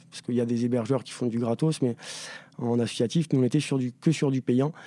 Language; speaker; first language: French; native; French